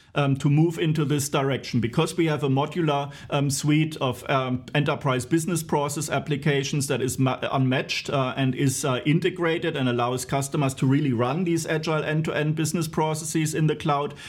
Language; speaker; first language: English; non-native, fluent; German